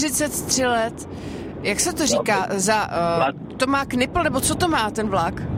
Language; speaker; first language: Czech; native; Czech